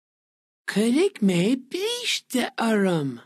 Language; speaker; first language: Irish; non-native, learner; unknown